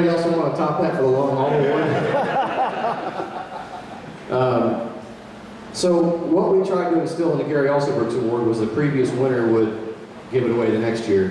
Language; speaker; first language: English; native; English